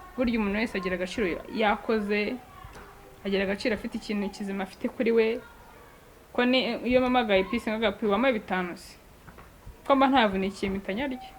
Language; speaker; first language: Kinyarwanda; native; Kinyarwanda